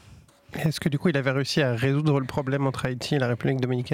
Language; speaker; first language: French; native; French